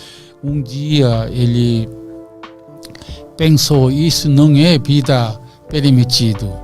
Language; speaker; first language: Portuguese; non-native, learner; Korean